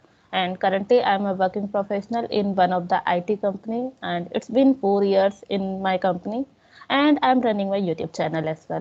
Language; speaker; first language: English; non-native, local second language; Hindi